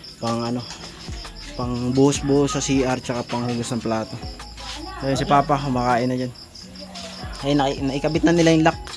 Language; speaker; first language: Filipino; non-native, local second language; Cebuano